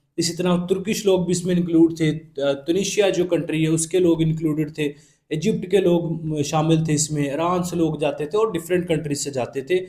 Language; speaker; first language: Urdu; non-native, local second language; Punjabi